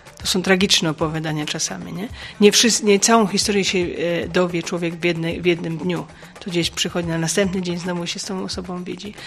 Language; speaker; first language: Polish; native; Polish